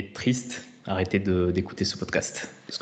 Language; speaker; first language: French; native; French